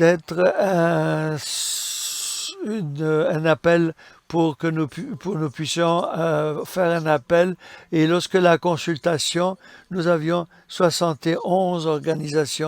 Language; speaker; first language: French; non-native, fluent; English